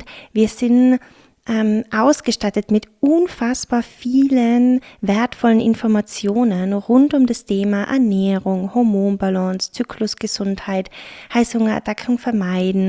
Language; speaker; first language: German; native; German